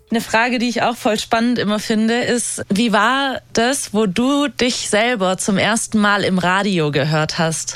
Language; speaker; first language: German; native; German